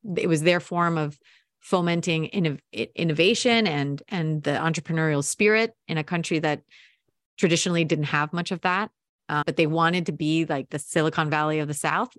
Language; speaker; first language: English; native; English